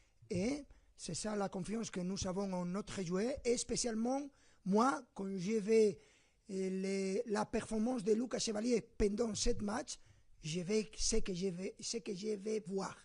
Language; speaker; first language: French; non-native, fluent; Spanish